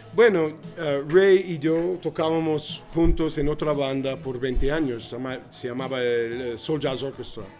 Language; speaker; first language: Spanish; non-native, fluent; English